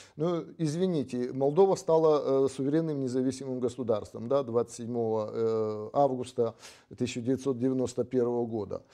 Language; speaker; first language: Russian; native; Russian